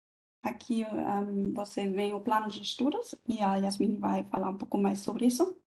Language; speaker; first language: Portuguese; non-native, fluent; German